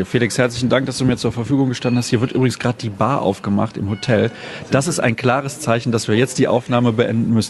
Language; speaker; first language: German; native; German